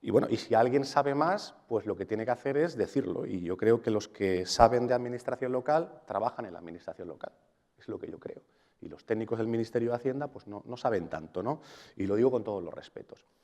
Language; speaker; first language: Spanish; non-native, local second language; Catalan